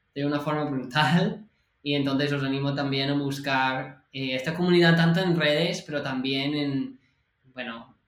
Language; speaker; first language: Spanish; non-native, fluent; English